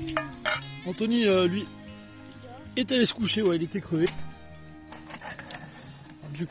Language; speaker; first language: French; native; French